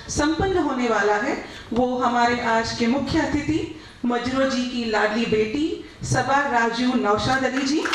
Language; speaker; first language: Hindi; non-native, local second language; Marathi